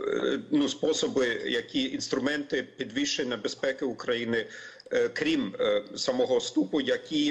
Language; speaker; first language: Ukrainian; non-native, fluent; German